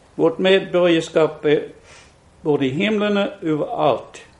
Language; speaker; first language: Swedish; non-native, fluent; English